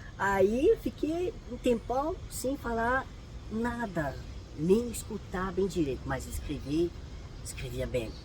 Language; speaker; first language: Portuguese; non-native, fluent; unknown